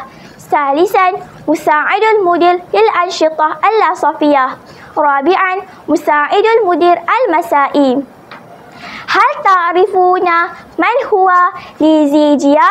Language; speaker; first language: Arabic; non-native, learner; Malay